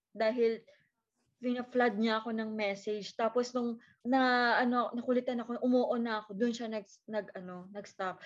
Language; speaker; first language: Filipino; native; Filipino